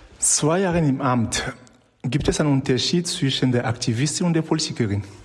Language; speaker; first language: German; native; German